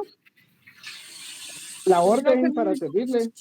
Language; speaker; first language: Spanish; native; Spanish